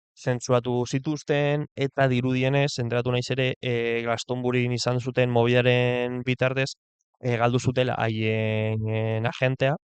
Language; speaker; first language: Basque; non-native, local second language; Spanish